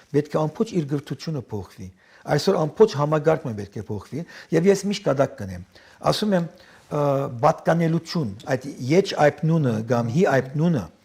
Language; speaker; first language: Armenian; early bilingual, heritage; Armenian